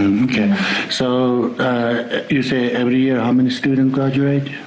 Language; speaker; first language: English; non-native, learner; Tibetan